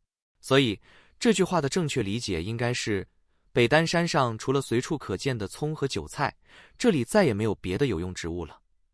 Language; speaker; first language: Chinese; native; Chinese